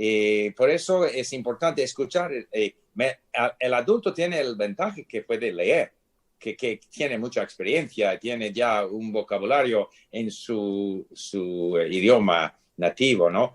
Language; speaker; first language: Spanish; non-native, fluent; English